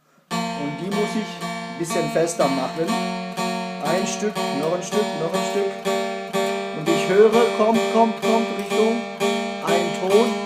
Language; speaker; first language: German; non-native, fluent; Kurdish